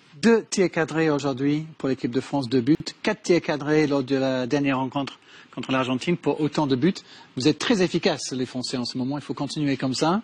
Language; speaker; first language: French; native; French